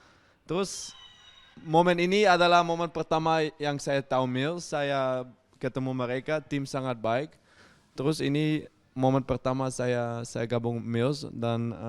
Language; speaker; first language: Indonesian; non-native, fluent; Dutch